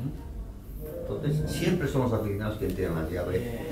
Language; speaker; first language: Spanish; native; Spanish